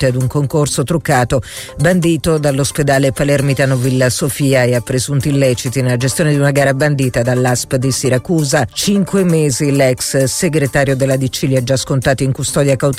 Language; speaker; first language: Italian; native; Italian